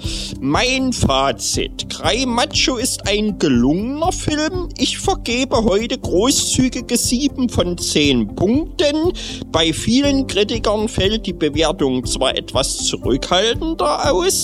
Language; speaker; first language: German; native; German